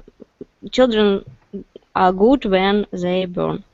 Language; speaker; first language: English; non-native, learner; Russian